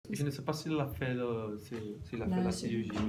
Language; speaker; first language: French; non-native, learner; Portuguese